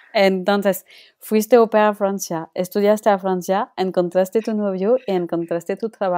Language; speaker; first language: Spanish; non-native, local second language; French